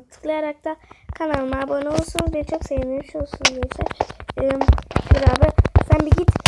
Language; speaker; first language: Turkish; native; Turkish